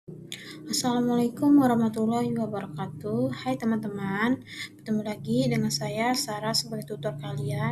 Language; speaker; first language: Indonesian; native; Indonesian